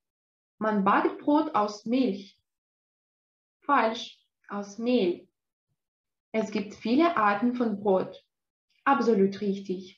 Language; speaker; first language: German; non-native, fluent; Russian